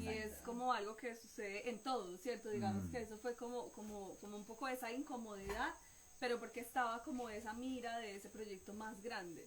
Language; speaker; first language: Spanish; native; Spanish